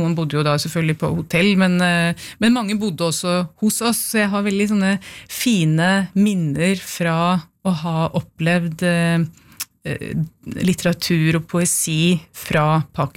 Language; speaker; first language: Norwegian; early bilingual, other home language; Urdu